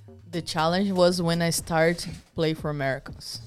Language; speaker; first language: English; non-native, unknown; Portuguese